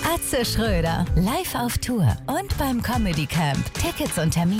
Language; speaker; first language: German; native; German